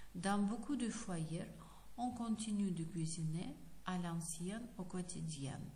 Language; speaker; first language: French; non-native, fluent; Ukrainian